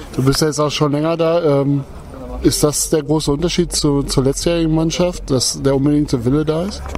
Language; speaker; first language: German; native; German